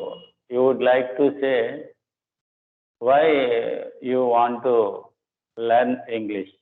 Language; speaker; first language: English; non-native, local second language; Telugu